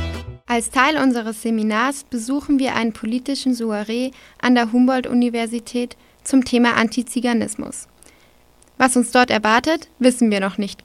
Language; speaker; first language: German; native; German